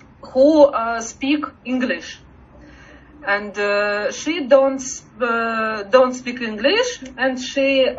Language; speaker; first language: English; non-native, learner; Russian